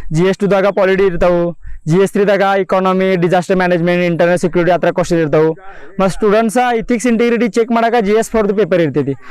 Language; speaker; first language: Kannada; non-native, local second language; Marathi